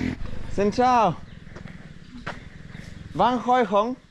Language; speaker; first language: Vietnamese; non-native, learner; Arabic